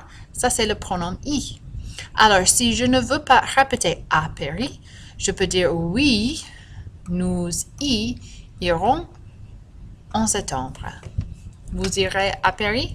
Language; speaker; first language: French; non-native, fluent; English